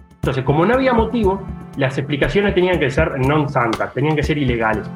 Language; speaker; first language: Spanish; native; Spanish